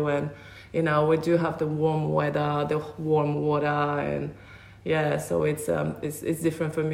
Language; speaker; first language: English; non-native, fluent; Portuguese